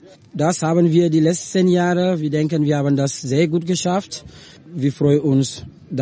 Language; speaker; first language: German; non-native, learner; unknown